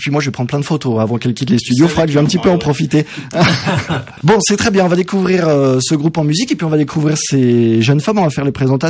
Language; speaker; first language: French; native; French